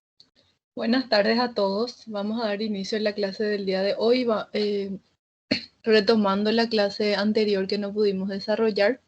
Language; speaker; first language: Spanish; native; Spanish